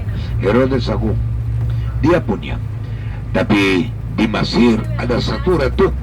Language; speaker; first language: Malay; non-native, fluent; Hebrew